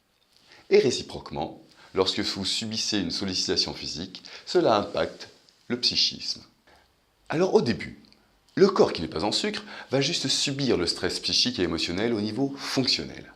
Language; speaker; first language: French; native; French